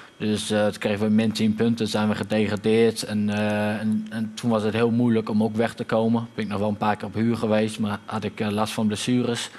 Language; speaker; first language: Dutch; native; Dutch